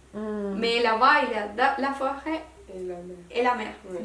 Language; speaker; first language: French; non-native, local second language; Spanish